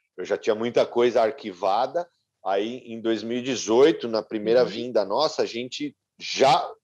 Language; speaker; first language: Portuguese; native; Portuguese